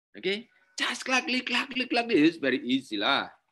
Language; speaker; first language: English; non-native, learner; Indonesian